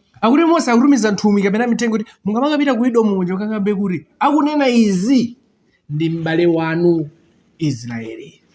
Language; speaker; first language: Nyanja; non-native, local second language; Tumbuka